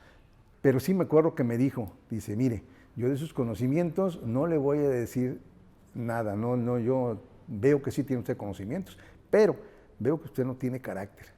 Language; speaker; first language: Spanish; native; Spanish